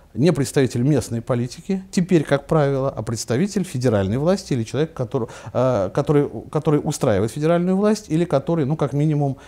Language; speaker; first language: Russian; native; Russian